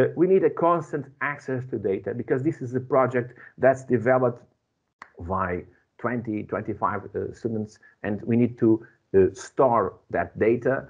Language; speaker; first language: English; non-native, fluent; Portuguese